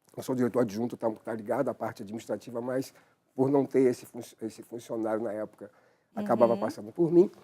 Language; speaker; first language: Portuguese; native; Portuguese